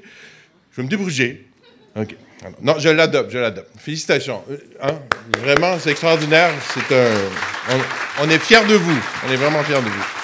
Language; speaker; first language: French; native; French